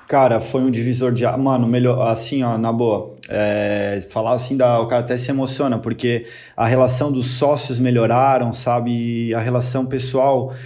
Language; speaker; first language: Portuguese; native; Portuguese